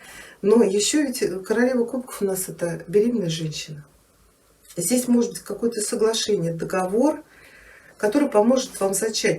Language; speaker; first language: Russian; native; Russian